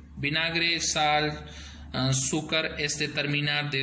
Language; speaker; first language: Spanish; non-native, learner; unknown